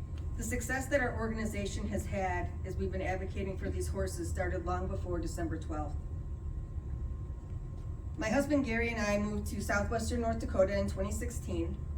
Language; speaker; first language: English; native; English